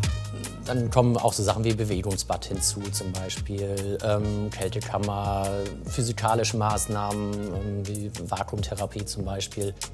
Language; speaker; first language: German; native; German